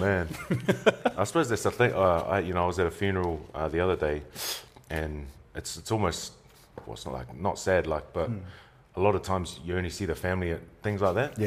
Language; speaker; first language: English; native; English